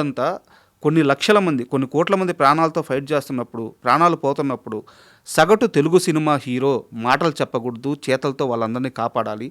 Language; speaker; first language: Telugu; native; Telugu